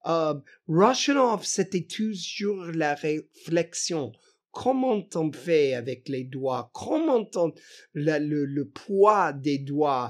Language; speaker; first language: French; non-native, fluent; English